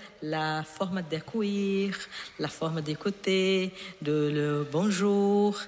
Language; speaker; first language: French; non-native, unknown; Portuguese